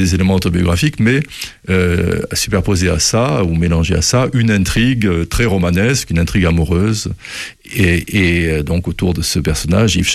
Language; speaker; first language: French; native; French